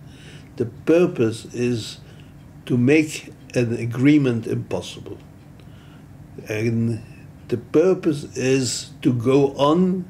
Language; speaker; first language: English; non-native, fluent; Hebrew